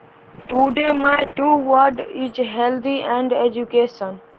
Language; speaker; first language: English; non-native, learner; Hindi